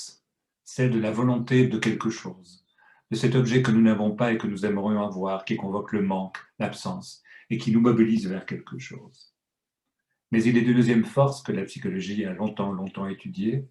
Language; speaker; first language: French; native; French